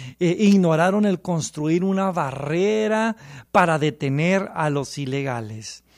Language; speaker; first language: Spanish; early bilingual, heritage; Spanish